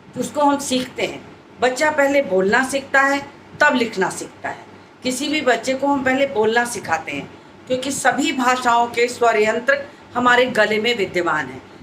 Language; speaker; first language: Hindi; native; Hindi